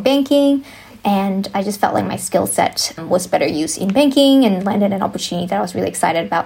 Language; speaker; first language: English; non-native, local second language; Chinese